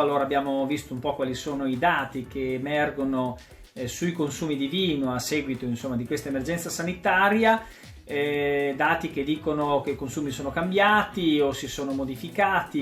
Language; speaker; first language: Italian; native; Italian